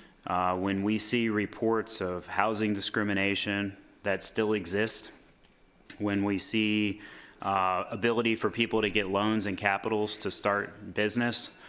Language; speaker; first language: English; native; English